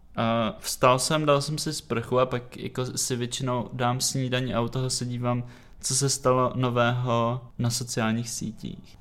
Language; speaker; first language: Czech; native; Czech